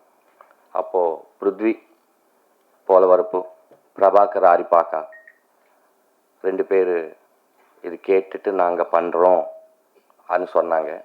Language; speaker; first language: Tamil; non-native, local second language; Telugu